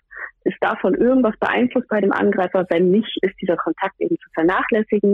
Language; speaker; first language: German; native; German